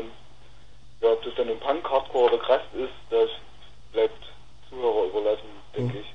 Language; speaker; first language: German; native; German